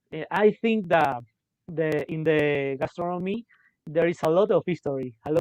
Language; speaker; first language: English; non-native, local second language; Spanish